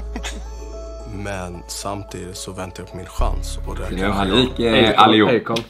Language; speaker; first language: Swedish; non-native, fluent; Arabic